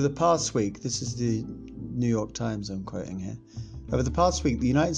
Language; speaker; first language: English; native; English